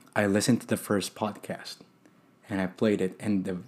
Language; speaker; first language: English; non-native, local second language; Filipino